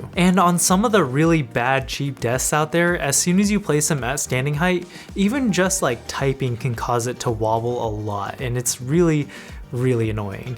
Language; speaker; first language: English; native; English